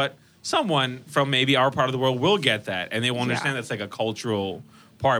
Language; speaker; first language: English; non-native, local second language; Urdu